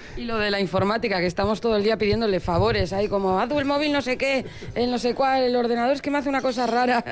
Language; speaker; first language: Spanish; native; Spanish